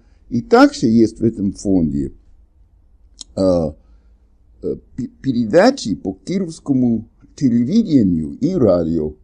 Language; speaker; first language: Russian; non-native, fluent; English